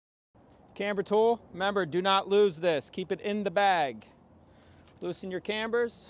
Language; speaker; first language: English; native; English